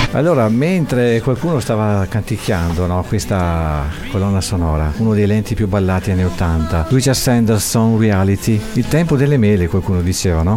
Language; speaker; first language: Italian; native; Italian